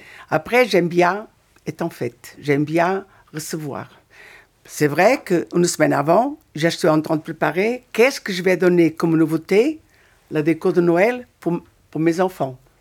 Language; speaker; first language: French; non-native, fluent; Portuguese